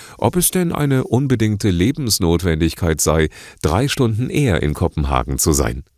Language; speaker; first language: German; native; German